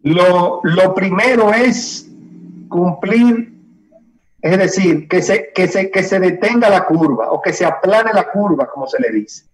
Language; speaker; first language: Spanish; native; Spanish